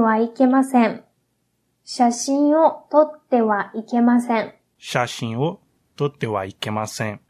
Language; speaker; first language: Japanese; non-native, learner; Portuguese